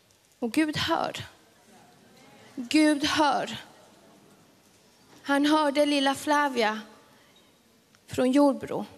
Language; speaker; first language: Swedish; early bilingual, other home language; Spanish